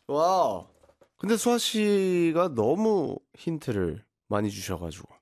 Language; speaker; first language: Korean; native; Korean